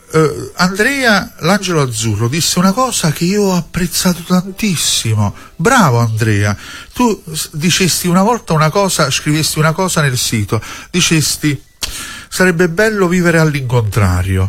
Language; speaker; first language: Italian; native; Italian